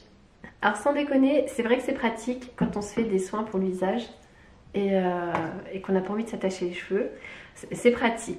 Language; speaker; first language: French; native; French